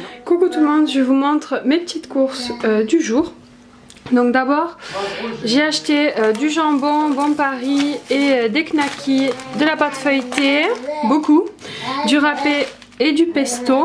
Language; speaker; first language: French; native; French